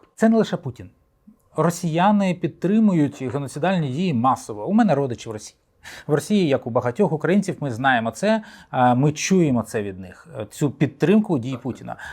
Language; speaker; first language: Ukrainian; native; Ukrainian